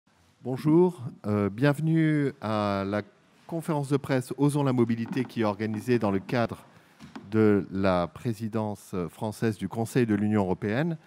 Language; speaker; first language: French; native; French